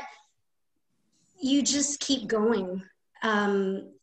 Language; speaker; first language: English; non-native, local second language; Filipino